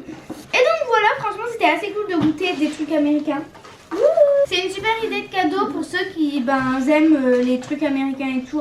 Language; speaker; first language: French; native; French